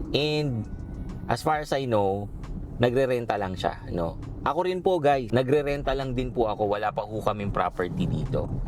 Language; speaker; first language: Filipino; native; Filipino